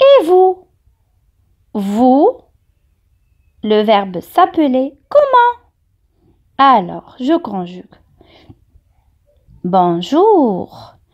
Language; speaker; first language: French; non-native, local second language; Arabic